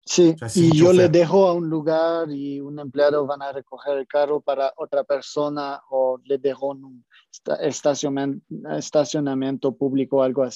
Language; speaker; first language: Spanish; non-native, fluent; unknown